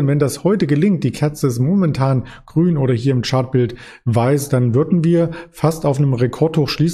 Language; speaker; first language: German; native; German